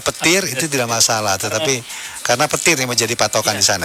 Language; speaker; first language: Indonesian; native; Indonesian